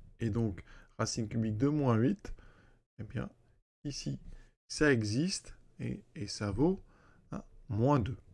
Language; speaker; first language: French; native; French